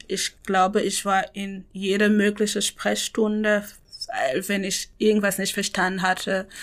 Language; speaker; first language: German; non-native, fluent; French